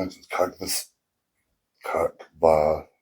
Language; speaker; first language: Russian; non-native, learner; English